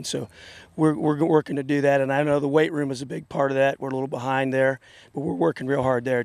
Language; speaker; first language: English; native; English